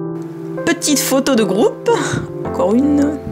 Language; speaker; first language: French; native; French